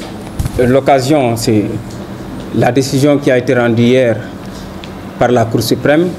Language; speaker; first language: French; non-native, local second language; Wolof